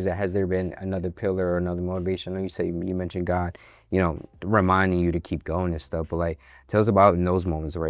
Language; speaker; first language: English; native; English